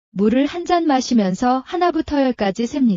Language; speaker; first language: Korean; non-native, learner; Nepali